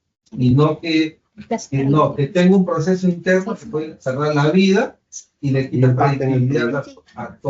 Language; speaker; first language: Spanish; native; Spanish